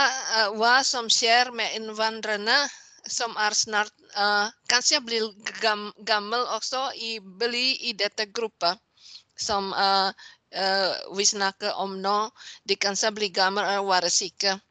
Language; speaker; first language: Norwegian; non-native, learner; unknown